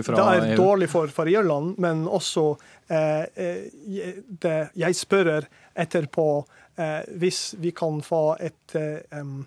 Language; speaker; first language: Norwegian; non-native, learner; English